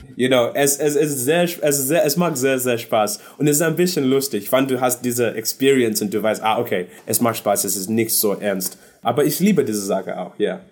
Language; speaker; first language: German; non-native, learner; English